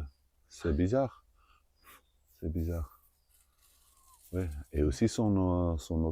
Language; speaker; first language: French; non-native, local second language; Dutch